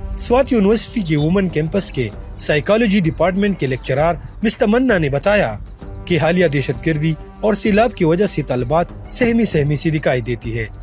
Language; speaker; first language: Urdu; non-native, local second language; Pashto